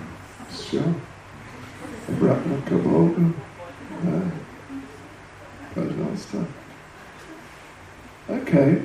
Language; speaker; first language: Russian; non-native, learner; English